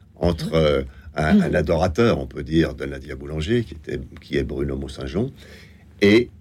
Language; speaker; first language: French; native; French